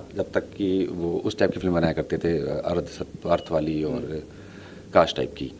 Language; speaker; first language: Hindi; native; Hindi